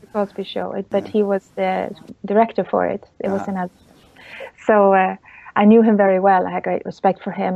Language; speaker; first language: English; non-native, fluent; Swedish